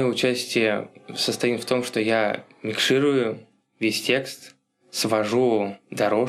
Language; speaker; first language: Russian; native; Russian